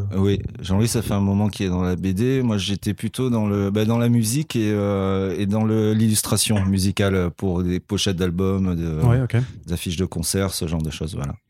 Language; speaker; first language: French; native; French